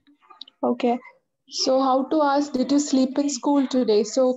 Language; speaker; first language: English; non-native, learner; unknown